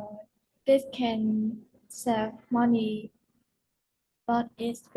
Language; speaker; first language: English; non-native, learner; Vietnamese